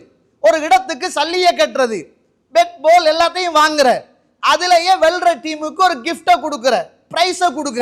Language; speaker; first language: Tamil; native; Tamil